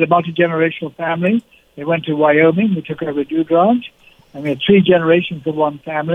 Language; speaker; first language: English; native; English